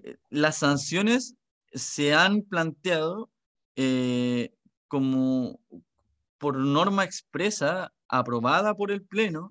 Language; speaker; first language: Spanish; native; Spanish